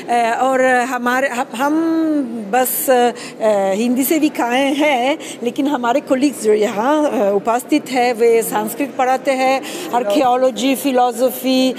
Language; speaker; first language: Hindi; non-native, fluent; Italian